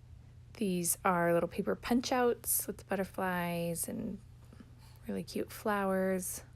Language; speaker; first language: English; native; English